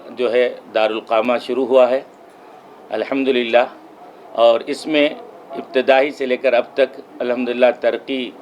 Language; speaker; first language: Urdu; native; Urdu